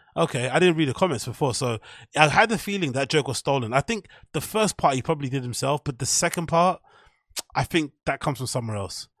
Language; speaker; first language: English; native; English